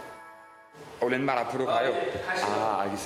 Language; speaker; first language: Korean; non-native, learner; French